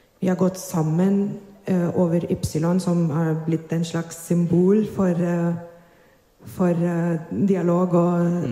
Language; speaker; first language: Norwegian; non-native, fluent; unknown